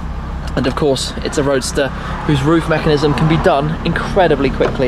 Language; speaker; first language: English; native; English